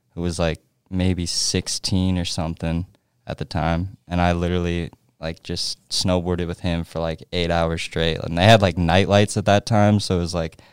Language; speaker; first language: English; native; English